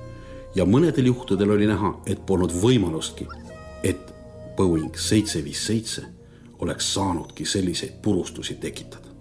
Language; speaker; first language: Estonian; native; Estonian